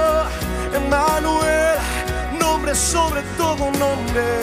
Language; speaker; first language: Spanish; native; Spanish